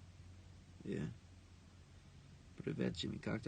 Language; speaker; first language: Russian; non-native, learner; English